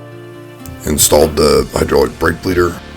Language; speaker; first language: English; native; English